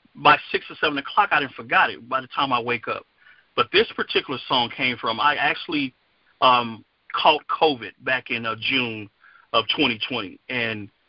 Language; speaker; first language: English; native; English